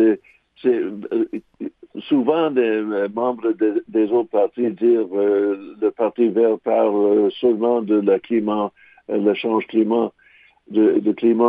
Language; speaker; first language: French; non-native, local second language; English